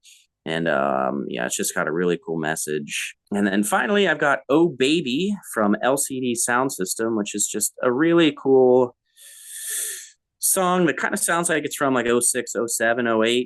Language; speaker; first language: English; native; English